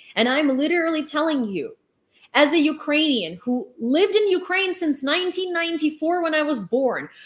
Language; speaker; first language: English; non-native, fluent; Ukrainian